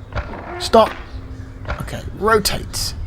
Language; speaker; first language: English; native; English